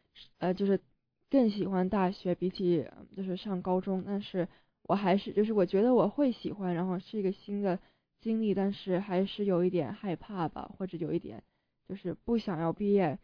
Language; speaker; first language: Chinese; early bilingual, heritage; Chinese